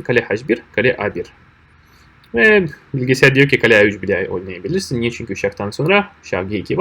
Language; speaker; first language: Turkish; non-native, fluent; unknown